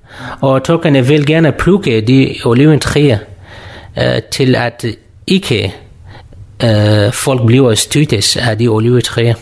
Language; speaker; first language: Danish; non-native, learner; Kurdish